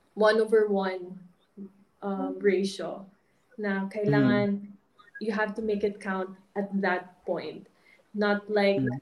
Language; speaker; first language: English; non-native, local second language; Hiligaynon